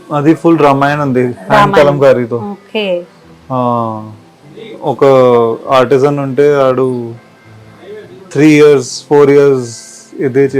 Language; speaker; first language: Telugu; non-native, local second language; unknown